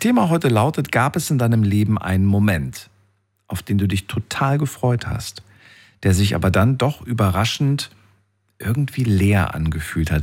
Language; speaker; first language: German; native; German